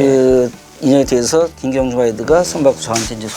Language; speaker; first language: Korean; native; Korean